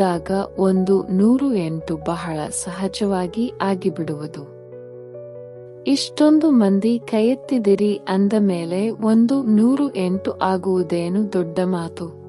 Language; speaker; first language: Kannada; native; Kannada